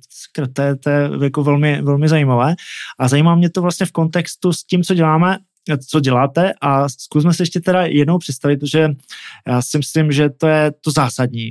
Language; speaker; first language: Czech; native; Czech